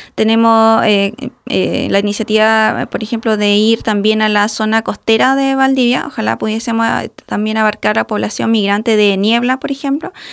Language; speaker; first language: Spanish; native; Spanish